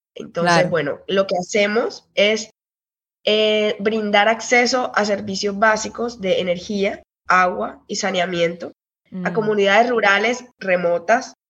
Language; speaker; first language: Spanish; native; Spanish